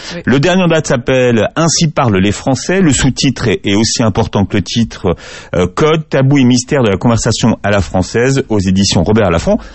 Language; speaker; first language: French; native; French